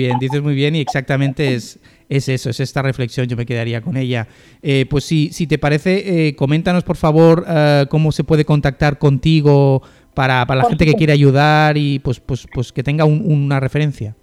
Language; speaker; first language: Spanish; native; Spanish